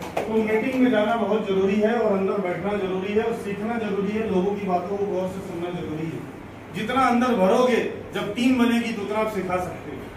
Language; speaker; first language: Hindi; native; Hindi